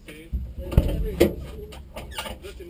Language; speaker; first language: French; native; French